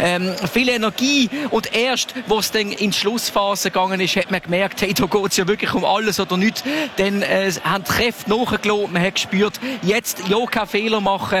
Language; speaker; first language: German; native; German